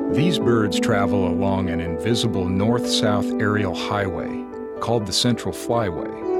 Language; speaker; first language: English; native; English